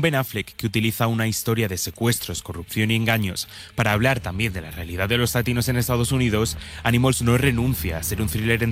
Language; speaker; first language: Spanish; native; Spanish